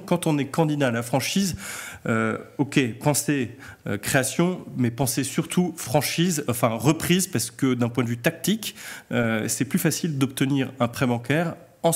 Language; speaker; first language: French; native; French